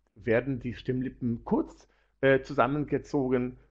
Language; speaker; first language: German; non-native, fluent; Polish